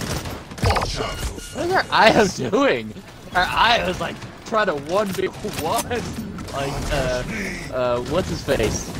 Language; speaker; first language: English; native; English